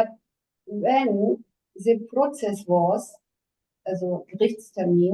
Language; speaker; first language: English; non-native, learner; German